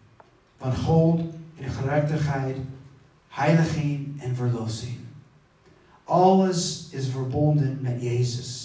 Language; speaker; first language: Dutch; non-native, fluent; English